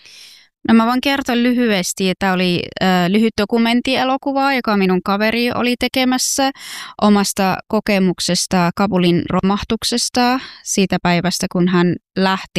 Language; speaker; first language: Finnish; non-native, fluent; Persian